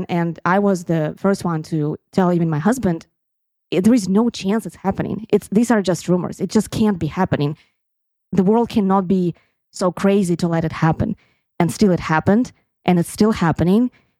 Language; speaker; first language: English; non-native, fluent; Russian